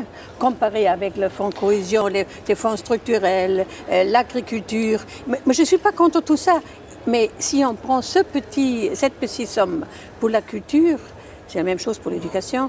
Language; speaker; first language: French; non-native, fluent; German